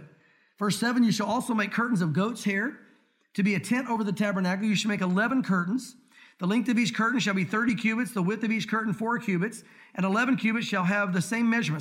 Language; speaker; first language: English; native; English